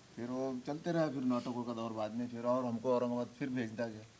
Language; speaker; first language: Hindi; non-native, local second language; Marathi